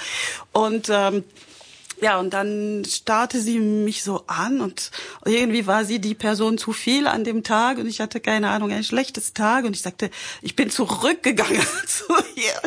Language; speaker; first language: German; non-native, fluent; French